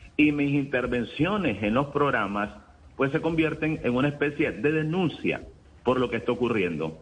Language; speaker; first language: Spanish; native; Spanish